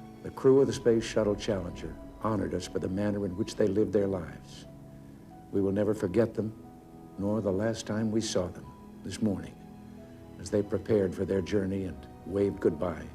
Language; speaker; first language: English; native; English